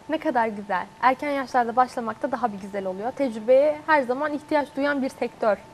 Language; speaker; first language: Turkish; native; Turkish